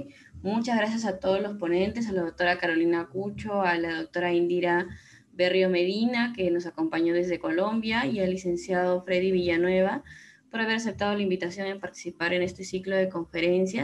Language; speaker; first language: Spanish; native; Spanish